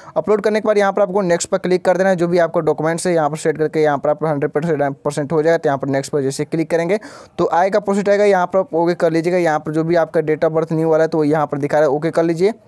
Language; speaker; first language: Hindi; native; Hindi